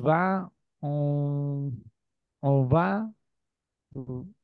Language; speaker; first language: French; non-native, learner; Spanish